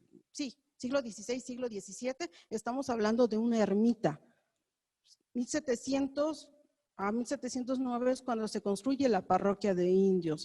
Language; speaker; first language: Spanish; native; Spanish